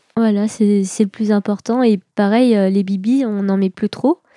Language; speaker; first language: French; native; French